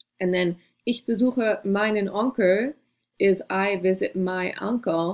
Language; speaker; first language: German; non-native, fluent; English